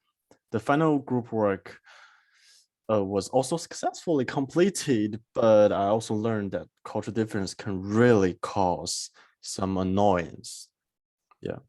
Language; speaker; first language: English; non-native, learner; Chinese